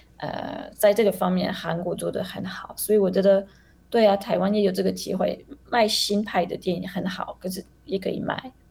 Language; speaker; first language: Chinese; non-native, fluent; French